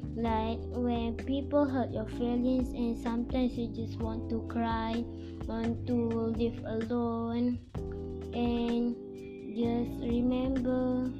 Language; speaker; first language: English; non-native, local second language; Malay